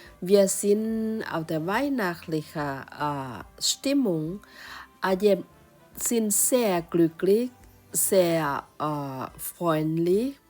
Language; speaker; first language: German; non-native, learner; Thai